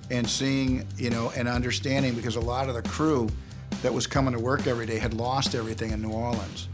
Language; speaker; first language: English; native; English